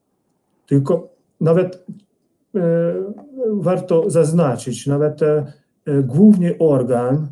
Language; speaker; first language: Polish; non-native, fluent; Hungarian